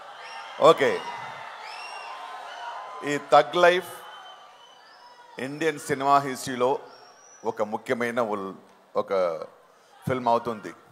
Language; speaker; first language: Telugu; non-native, local second language; Tamil